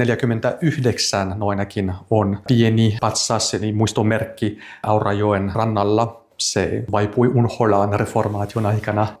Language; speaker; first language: Finnish; non-native, fluent; French